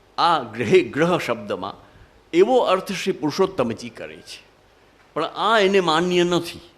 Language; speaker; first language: Gujarati; non-native, local second language; Hindi